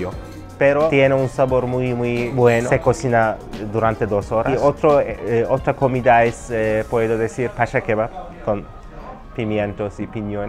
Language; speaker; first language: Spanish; non-native, fluent; Turkish